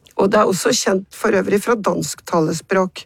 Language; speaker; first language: Norwegian; native; Norwegian